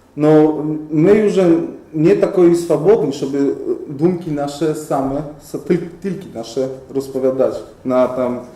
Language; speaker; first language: Ukrainian; non-native, learner; Polish